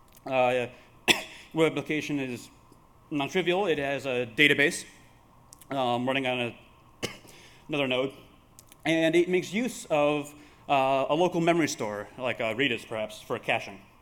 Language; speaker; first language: English; native; English